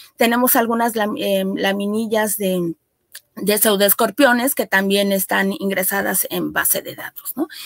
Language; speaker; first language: Spanish; native; Spanish